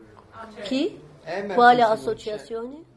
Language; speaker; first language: Italian; non-native, learner; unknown